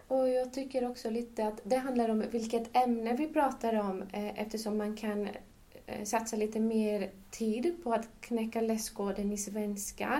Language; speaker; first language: Swedish; non-native, fluent; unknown